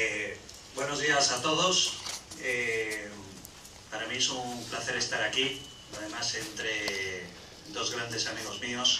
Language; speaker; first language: Spanish; native; Spanish